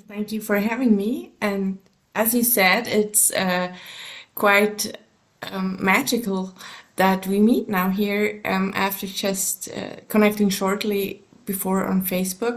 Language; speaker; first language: English; non-native, fluent; German